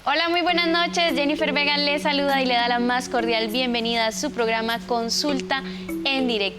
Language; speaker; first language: Spanish; native; Spanish